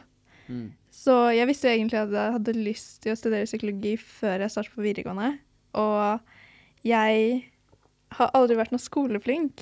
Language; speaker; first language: Norwegian; early bilingual, other home language; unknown